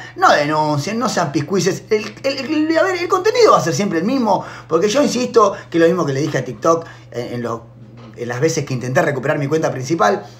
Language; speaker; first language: Spanish; native; Spanish